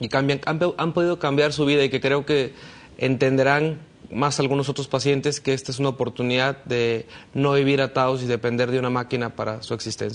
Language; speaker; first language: Spanish; native; Spanish